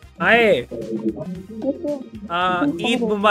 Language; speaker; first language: Hindi; native; Hindi